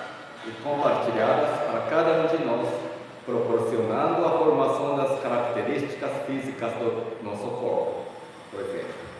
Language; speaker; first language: Portuguese; non-native, fluent; Japanese